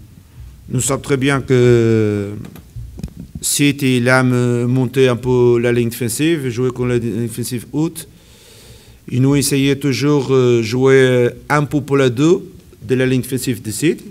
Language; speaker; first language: French; non-native, learner; Portuguese